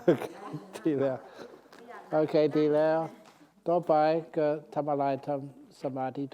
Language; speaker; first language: Thai; non-native, fluent; English